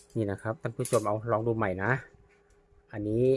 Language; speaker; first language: Thai; native; Thai